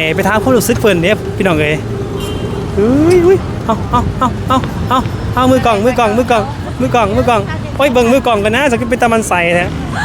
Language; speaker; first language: Thai; native; Thai